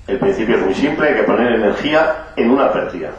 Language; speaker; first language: Spanish; native; Spanish